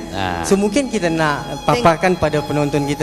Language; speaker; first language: Malay; native; Malay